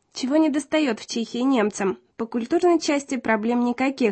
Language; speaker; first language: Russian; native; Russian